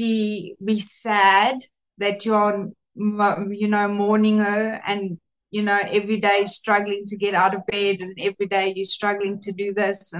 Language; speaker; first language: English; non-native, local second language; Afrikaans